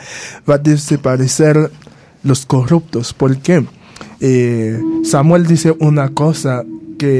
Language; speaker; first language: Spanish; non-native, fluent; Haitian Creole